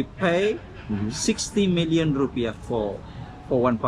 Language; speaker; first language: English; non-native, learner; Indonesian